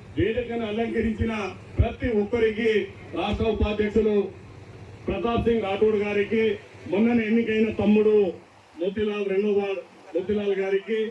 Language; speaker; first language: Telugu; non-native, local second language; Lambadi